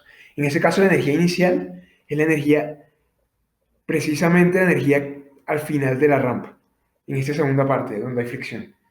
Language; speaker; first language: Spanish; native; Spanish